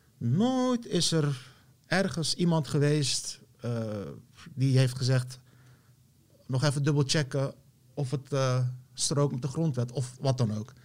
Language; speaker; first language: Dutch; early bilingual, other home language; Turkish